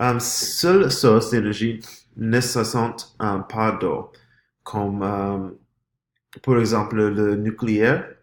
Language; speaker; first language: French; non-native, learner; English